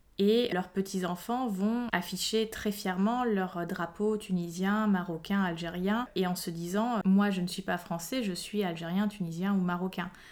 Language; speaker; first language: French; native; French